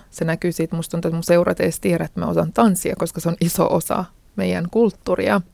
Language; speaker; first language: Finnish; early bilingual, other home language; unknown